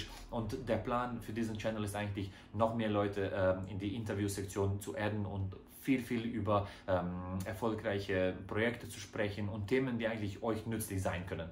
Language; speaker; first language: German; non-native, fluent; Croatian